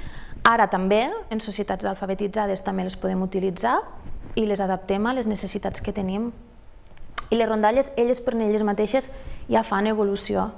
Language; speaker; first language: Catalan; native; Catalan